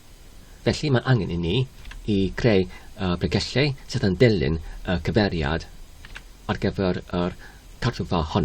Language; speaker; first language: Welsh; non-native, fluent; English